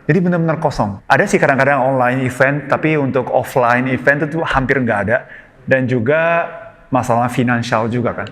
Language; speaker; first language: Indonesian; non-native, fluent; Japanese